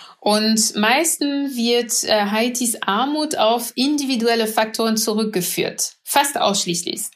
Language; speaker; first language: German; non-native, fluent; French